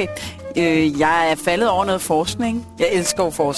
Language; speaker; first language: Danish; native; Danish